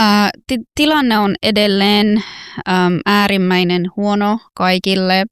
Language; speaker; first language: Finnish; non-native, fluent; Persian